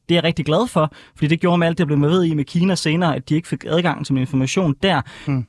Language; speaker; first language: Danish; native; Danish